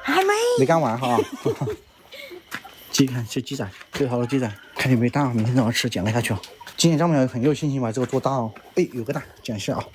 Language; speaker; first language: Chinese; native; Chinese